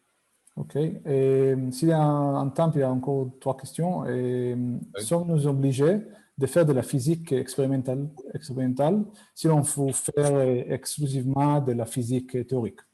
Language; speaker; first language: French; non-native, fluent; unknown